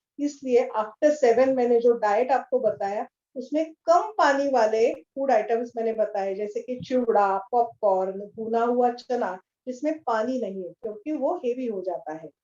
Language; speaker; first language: Hindi; non-native, local second language; Marathi